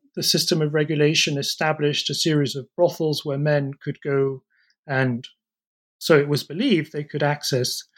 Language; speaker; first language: English; native; English